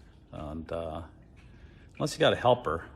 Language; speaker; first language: English; native; English